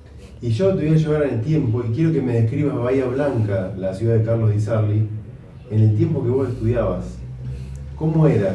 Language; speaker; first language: Spanish; native; Spanish